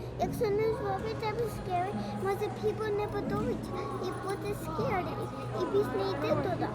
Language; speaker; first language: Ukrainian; early bilingual, heritage; Ukrainian